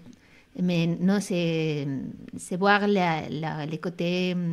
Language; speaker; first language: French; non-native, fluent; Spanish